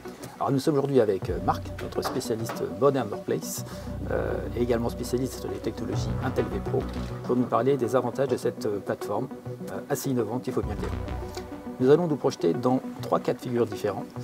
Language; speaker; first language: French; native; French